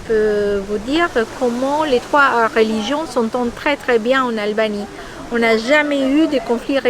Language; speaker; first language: French; non-native, fluent; Albanian